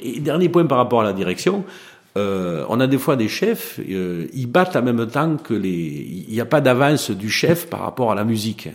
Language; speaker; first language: French; native; French